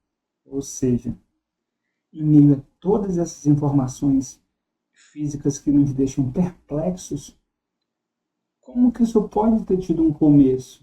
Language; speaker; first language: Portuguese; native; Portuguese